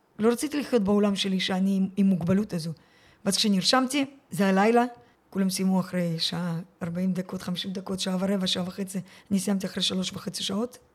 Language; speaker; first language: Hebrew; early bilingual, other home language; Russian